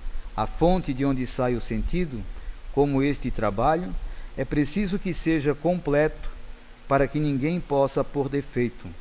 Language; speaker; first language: Portuguese; native; Portuguese